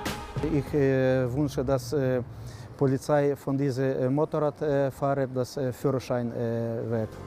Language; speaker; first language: German; non-native, learner; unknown